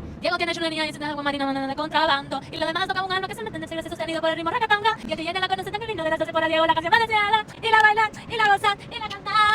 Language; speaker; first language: Spanish; native; Spanish